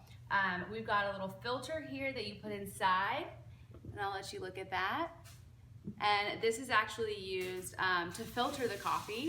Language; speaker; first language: English; early bilingual, other home language; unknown